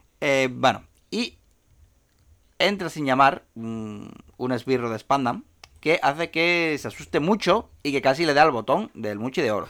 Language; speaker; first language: Spanish; native; Spanish